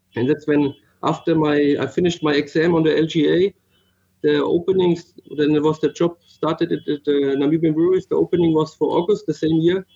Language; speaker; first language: English; non-native, fluent; German